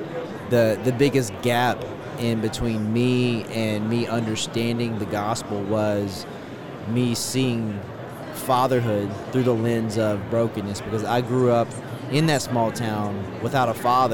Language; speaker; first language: English; native; English